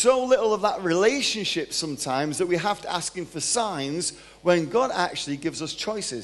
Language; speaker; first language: English; native; English